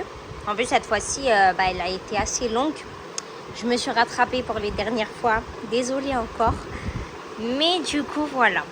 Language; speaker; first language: French; native; French